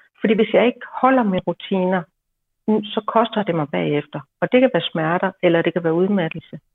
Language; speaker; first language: Danish; native; Danish